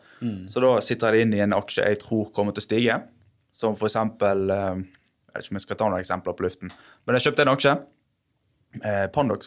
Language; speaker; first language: Norwegian; native; Norwegian